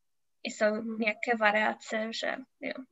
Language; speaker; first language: Czech; non-native, learner; English